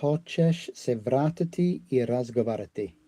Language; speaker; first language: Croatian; non-native, learner; English